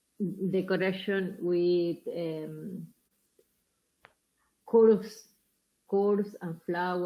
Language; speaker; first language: English; non-native, learner; Spanish